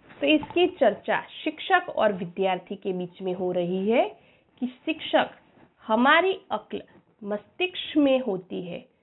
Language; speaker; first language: Hindi; non-native, local second language; Gujarati